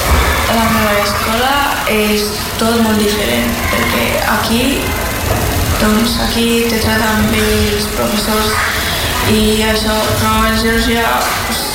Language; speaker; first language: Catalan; non-native, learner; Georgian